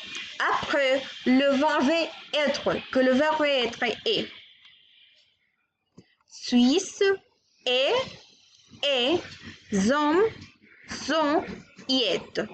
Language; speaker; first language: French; non-native, learner; Spanish